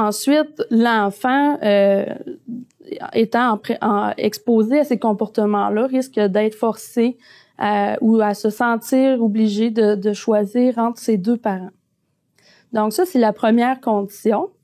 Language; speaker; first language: French; native; French